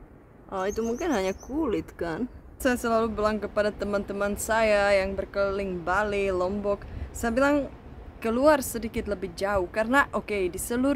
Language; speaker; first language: Indonesian; non-native, fluent; Czech